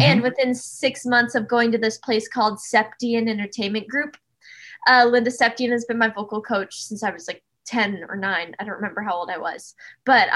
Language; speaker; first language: English; native; English